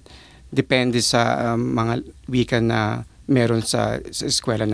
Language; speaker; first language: Filipino; native; Filipino